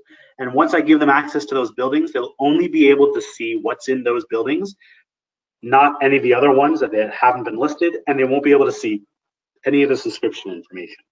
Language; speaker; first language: English; native; English